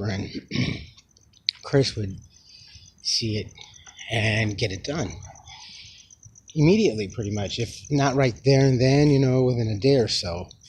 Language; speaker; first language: English; native; English